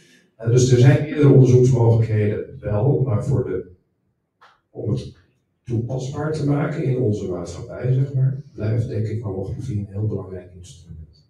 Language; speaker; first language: Dutch; native; Dutch